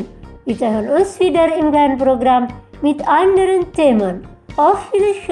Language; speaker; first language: German; non-native, fluent; Indonesian